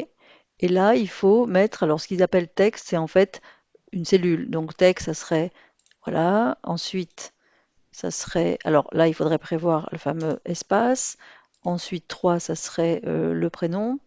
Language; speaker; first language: French; native; French